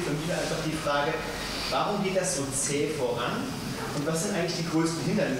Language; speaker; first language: German; native; German